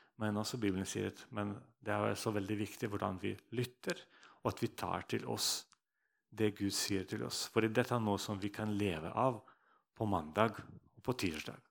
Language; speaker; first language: Norwegian; non-native, fluent; Russian